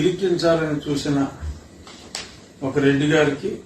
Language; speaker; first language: Telugu; native; Telugu